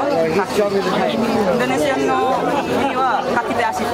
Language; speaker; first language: Japanese; non-native, learner; Indonesian